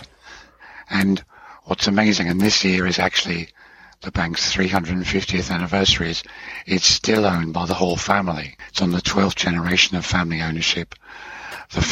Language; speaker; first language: English; native; English